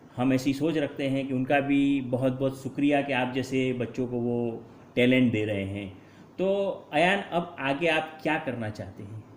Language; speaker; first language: Hindi; non-native, local second language; Gujarati